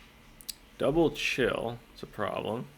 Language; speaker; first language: English; native; English